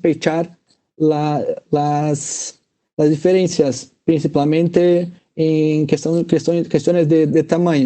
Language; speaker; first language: Spanish; non-native, fluent; Portuguese